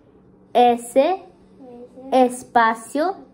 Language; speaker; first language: Spanish; early bilingual, heritage; Spanish